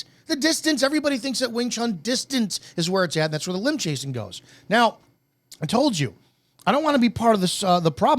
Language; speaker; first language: English; native; English